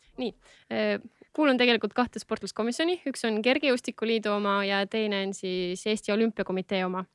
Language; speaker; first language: Estonian; native; Estonian